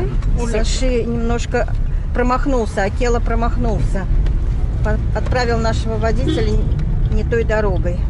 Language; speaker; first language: Russian; native; Russian